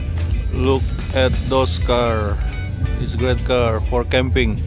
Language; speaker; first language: English; non-native, learner; Indonesian